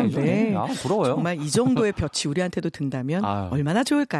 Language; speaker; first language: Korean; native; Korean